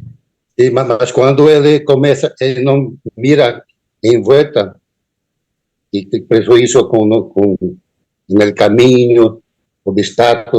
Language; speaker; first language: Spanish; non-native, learner; Portuguese